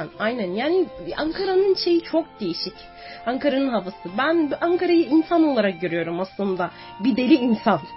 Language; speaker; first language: Turkish; native; Turkish